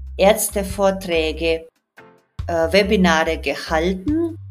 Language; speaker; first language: German; non-native, fluent; Croatian